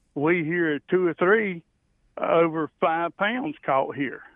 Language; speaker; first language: English; native; English